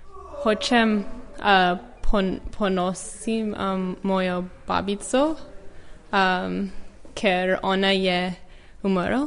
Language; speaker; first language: Slovenian; non-native, learner; French